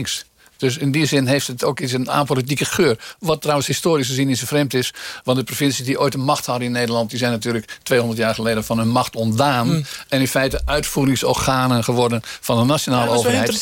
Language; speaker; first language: Dutch; native; Dutch